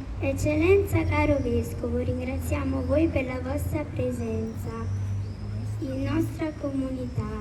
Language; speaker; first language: Italian; non-native, learner; Ukrainian